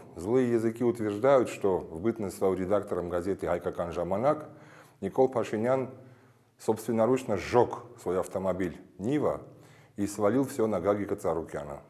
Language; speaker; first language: Russian; non-native, local second language; Armenian